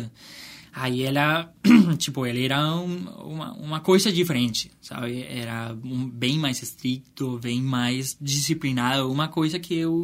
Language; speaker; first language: Portuguese; non-native, fluent; Spanish